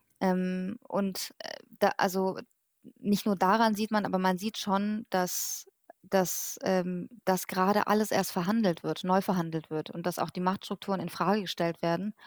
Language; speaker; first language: German; early bilingual, other home language; Persian